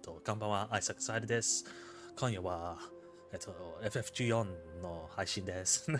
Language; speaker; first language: Japanese; non-native, learner; English